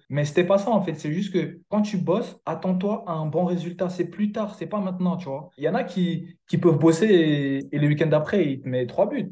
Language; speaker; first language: French; early bilingual, other home language; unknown